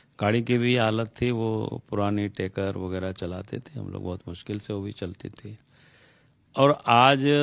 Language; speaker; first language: Hindi; non-native, local second language; Santali